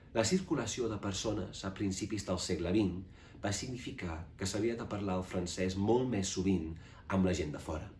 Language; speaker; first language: Catalan; non-native, fluent; English